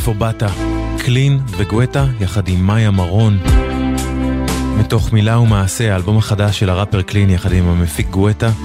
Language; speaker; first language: Hebrew; native; Hebrew